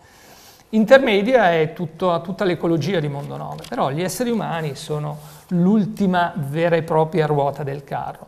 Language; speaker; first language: Italian; native; Italian